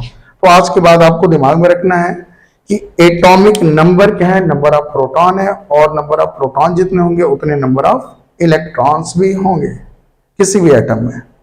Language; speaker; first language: Hindi; native; Hindi